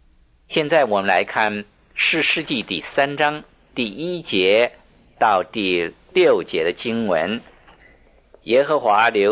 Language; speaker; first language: Chinese; native; Chinese